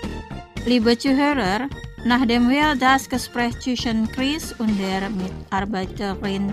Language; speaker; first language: German; non-native, fluent; Indonesian